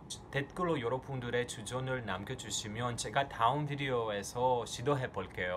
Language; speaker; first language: Korean; non-native, learner; Croatian